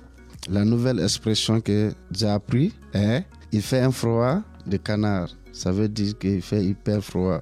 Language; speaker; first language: French; non-native, local second language; Mandingo